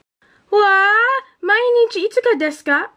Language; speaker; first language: Japanese; non-native, learner; English